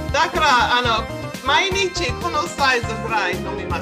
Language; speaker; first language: Japanese; non-native, learner; English